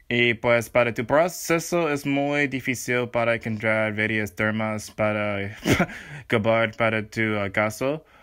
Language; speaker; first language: Spanish; non-native, learner; English